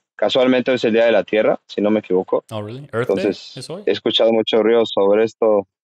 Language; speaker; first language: Spanish; native; Spanish